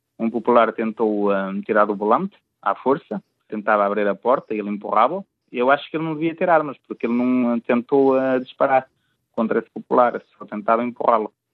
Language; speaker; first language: Portuguese; native; Portuguese